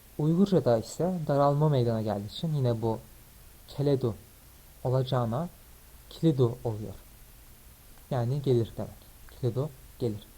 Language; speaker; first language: Turkish; native; Turkish